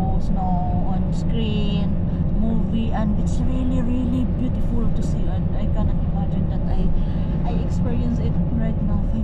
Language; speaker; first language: English; non-native, learner; Filipino